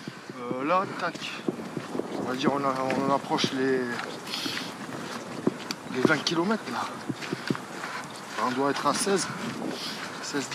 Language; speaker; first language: French; native; French